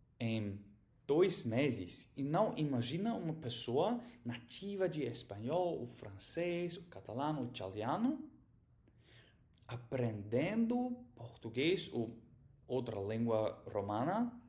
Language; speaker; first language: Portuguese; non-native, learner; German